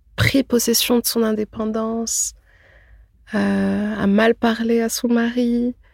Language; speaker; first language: French; non-native, local second language; Arabic